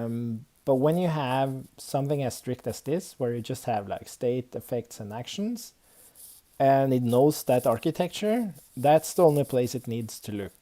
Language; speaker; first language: English; non-native, fluent; Swedish